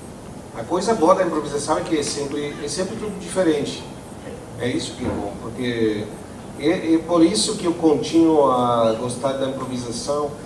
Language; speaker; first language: Portuguese; non-native, fluent; Italian